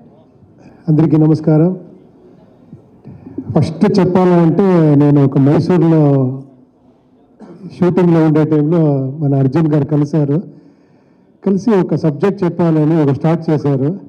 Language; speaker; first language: Telugu; non-native, learner; Kannada